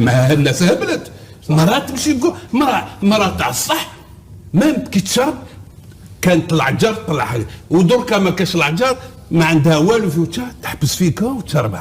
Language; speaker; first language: Arabic; native; Arabic